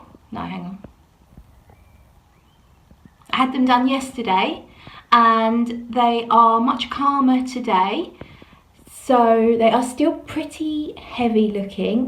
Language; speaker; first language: English; native; English